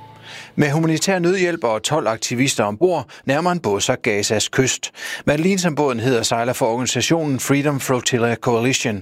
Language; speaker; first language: Danish; native; Danish